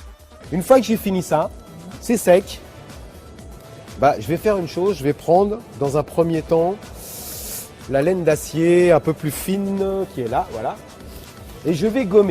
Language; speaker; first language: French; native; French